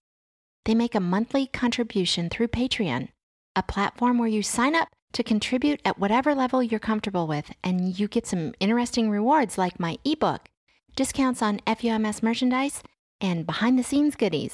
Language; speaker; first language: English; native; English